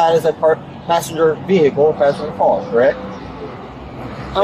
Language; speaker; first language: English; native; English